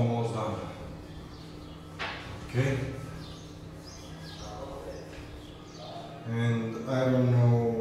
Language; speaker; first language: English; non-native, fluent; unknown